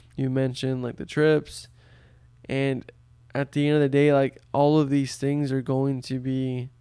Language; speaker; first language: English; early bilingual, other home language; Spanish